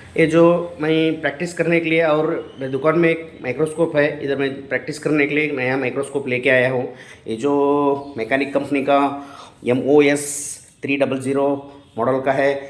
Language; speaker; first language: Hindi; non-native, local second language; Kannada